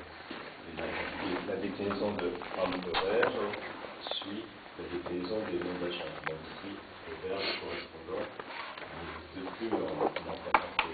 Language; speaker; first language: French; native; French